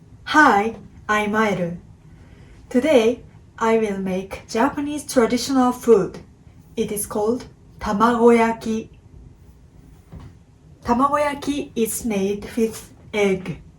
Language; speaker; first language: English; non-native, learner; Japanese